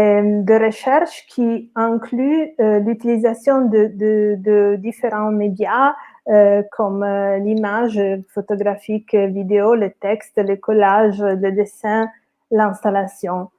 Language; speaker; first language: French; non-native, fluent; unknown